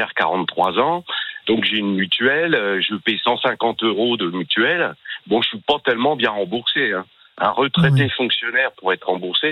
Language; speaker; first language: French; native; French